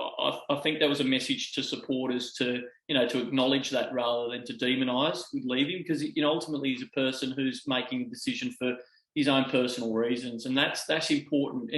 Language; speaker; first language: English; native; English